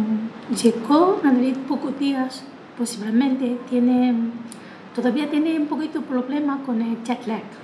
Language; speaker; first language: Spanish; non-native, learner; Chinese